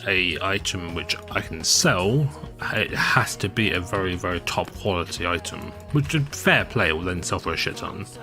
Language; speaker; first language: English; native; English